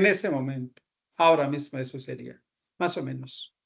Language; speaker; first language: Spanish; non-native, fluent; Hindi